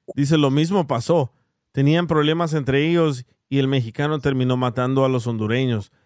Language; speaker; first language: Spanish; early bilingual, heritage; Spanish